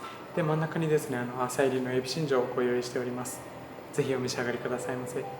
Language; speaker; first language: Japanese; native; Japanese